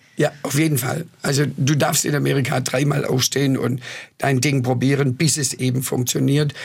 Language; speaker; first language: German; native; German